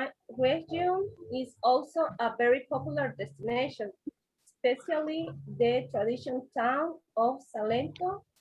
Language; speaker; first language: English; non-native, learner; Spanish